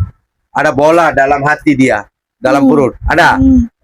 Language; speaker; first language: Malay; non-native, learner; Bangla